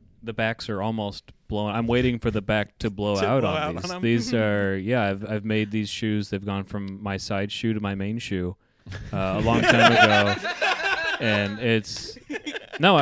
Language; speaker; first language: English; native; English